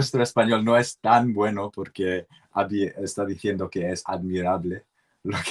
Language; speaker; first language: Spanish; non-native, learner; English